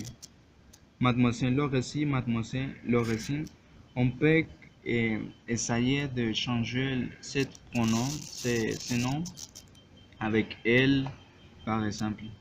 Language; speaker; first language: French; non-native, learner; Spanish